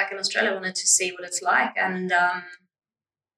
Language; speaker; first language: English; non-native, fluent; German